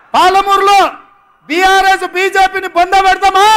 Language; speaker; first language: Telugu; native; Telugu